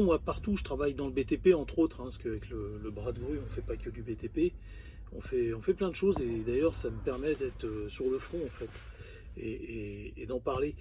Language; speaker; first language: French; native; French